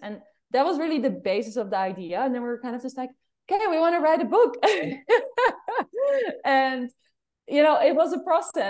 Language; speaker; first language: English; non-native, fluent; Dutch